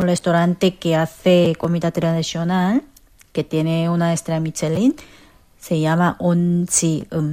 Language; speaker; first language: Spanish; non-native, learner; Korean